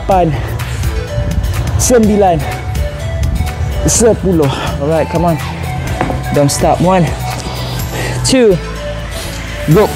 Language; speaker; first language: English; non-native, local second language; Malay